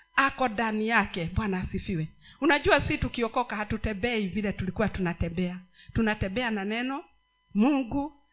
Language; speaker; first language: Swahili; non-native, local second language; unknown